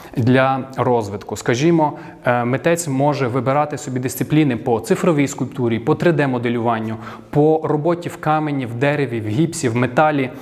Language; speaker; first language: Ukrainian; native; Ukrainian